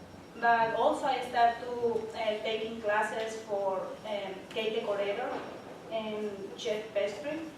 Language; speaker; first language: English; non-native, learner; Spanish